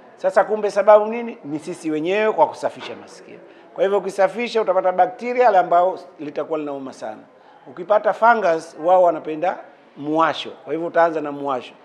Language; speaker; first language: Swahili; native; Swahili